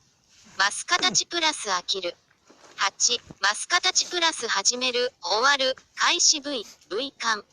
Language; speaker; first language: Japanese; non-native, fluent; Chinese